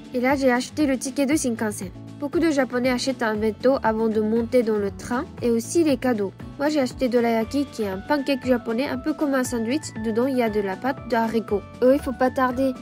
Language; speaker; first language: French; non-native, fluent; Japanese